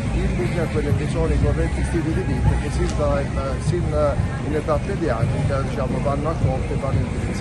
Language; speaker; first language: Italian; native; Italian